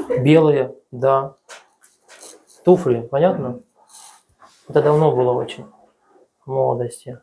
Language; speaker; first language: Russian; native; Russian